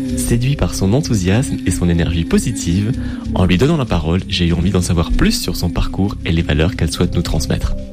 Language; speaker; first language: French; native; French